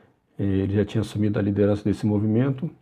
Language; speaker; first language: Portuguese; native; Portuguese